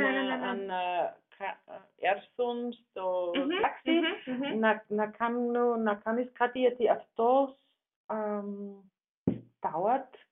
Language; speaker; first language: Greek; non-native, learner; German